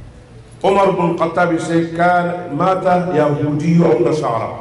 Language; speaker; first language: Arabic; non-native, fluent; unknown